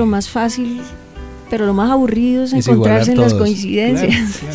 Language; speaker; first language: Spanish; native; Spanish